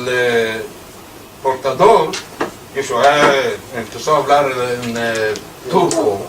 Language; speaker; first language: Spanish; early bilingual, heritage; Ladino